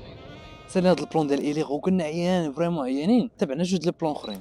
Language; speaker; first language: Arabic; native; Arabic